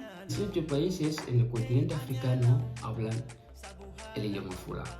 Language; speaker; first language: Spanish; non-native, fluent; Fula